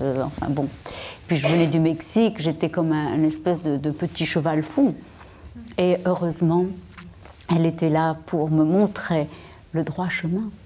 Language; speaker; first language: French; non-native, fluent; Spanish